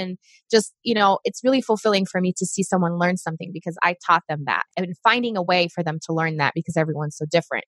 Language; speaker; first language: English; non-native, fluent; Portuguese